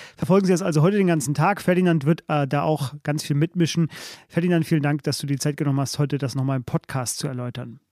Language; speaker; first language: German; native; German